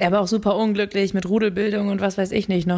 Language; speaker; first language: German; native; German